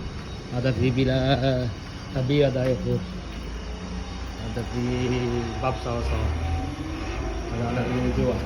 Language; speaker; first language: Arabic; non-native, learner; Bangla